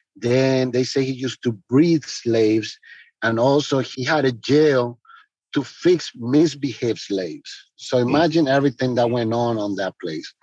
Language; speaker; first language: English; non-native, fluent; Spanish